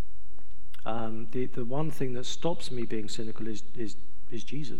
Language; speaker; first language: English; native; English